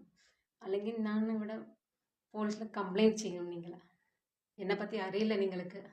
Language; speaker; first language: Malayalam; non-native, local second language; Tamil